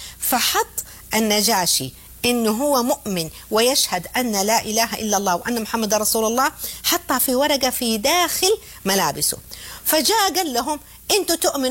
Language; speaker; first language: Arabic; native; Arabic